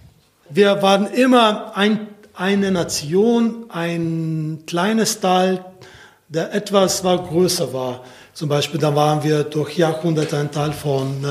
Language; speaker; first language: German; non-native, fluent; Slovenian